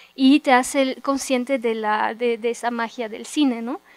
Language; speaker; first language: Spanish; non-native, fluent; Romanian